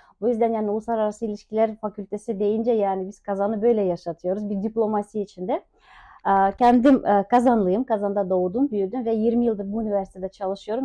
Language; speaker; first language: Turkish; non-native, fluent; Tatar